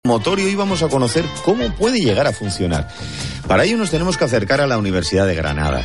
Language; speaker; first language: Spanish; native; Spanish